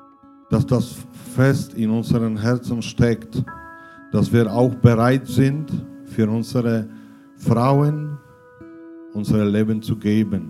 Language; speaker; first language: German; non-native, fluent; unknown